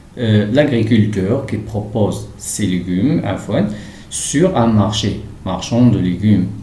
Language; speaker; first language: French; non-native, local second language; Arabic